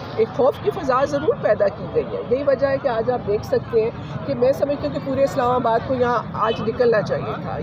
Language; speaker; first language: Urdu; non-native, local second language; Punjabi